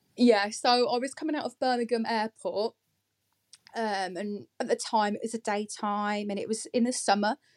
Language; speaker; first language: English; native; English